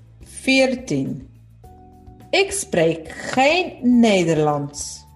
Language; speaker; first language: Dutch; non-native, fluent; Polish